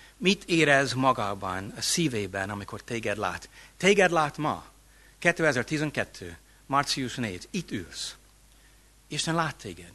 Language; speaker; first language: Hungarian; non-native, fluent; English